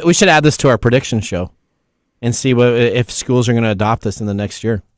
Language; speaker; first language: English; native; English